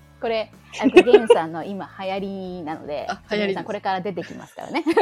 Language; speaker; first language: Japanese; native; Japanese